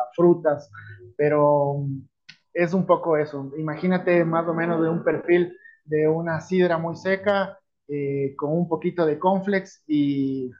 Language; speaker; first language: Spanish; native; Spanish